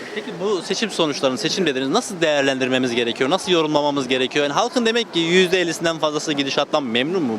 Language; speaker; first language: Turkish; native; Turkish